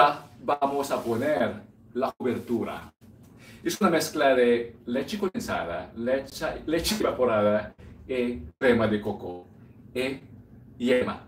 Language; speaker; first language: Spanish; non-native, learner; Filipino